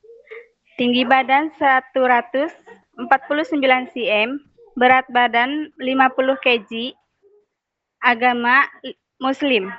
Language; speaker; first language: Indonesian; non-native, local second language; Javanese